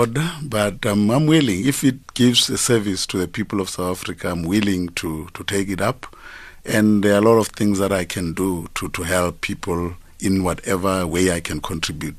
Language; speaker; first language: English; non-native, local second language; Northern Sotho